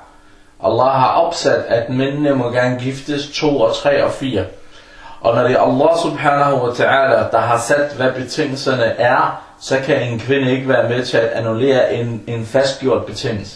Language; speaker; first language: Danish; early bilingual, other home language; Arabic